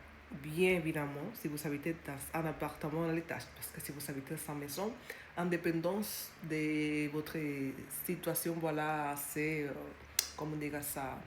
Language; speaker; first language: French; non-native, learner; Spanish